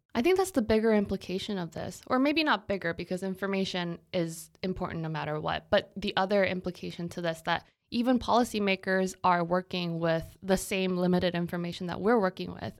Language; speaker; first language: English; non-native, fluent; Korean